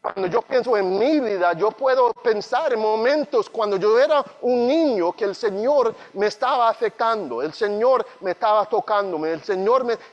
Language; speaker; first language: Spanish; non-native, learner; English